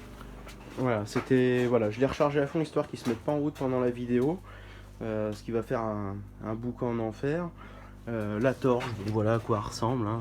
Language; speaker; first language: French; native; French